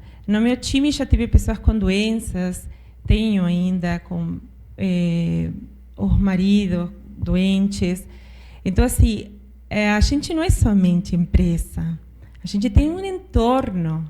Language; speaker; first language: Portuguese; non-native, fluent; Spanish